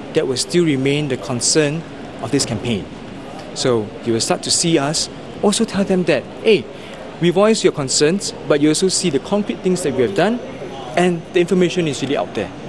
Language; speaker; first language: English; non-native, local second language; Chinese